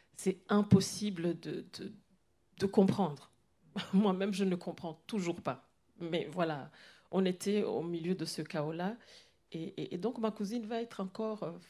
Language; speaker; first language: French; non-native, local second language; Kinyarwanda